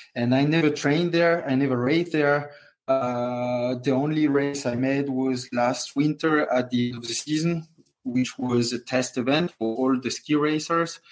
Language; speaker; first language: English; non-native, fluent; French